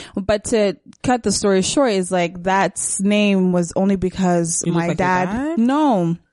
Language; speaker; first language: English; non-native, local second language; Kinyarwanda